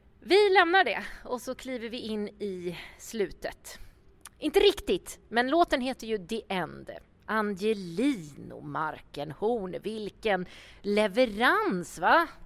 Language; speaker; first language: Swedish; native; Swedish